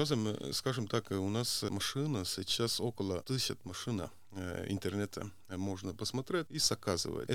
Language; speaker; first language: Russian; non-native, local second language; Estonian